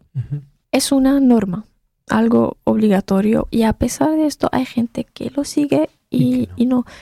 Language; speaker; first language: Spanish; non-native, fluent; Arabic